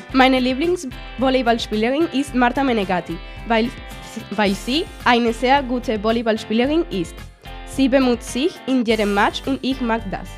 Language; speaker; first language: German; non-native, fluent; Spanish